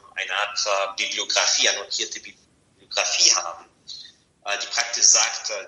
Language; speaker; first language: German; non-native, fluent; Bulgarian